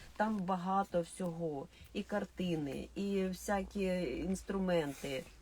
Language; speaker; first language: Ukrainian; non-native, local second language; Russian